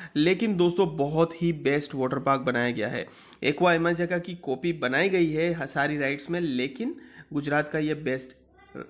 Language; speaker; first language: Hindi; non-native, local second language; Gujarati